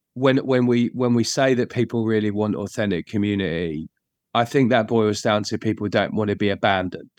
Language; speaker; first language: English; native; English